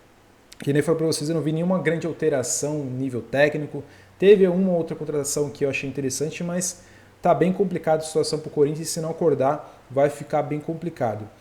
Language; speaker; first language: Portuguese; native; Portuguese